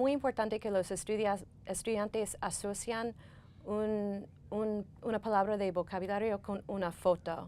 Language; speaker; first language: Spanish; non-native, fluent; English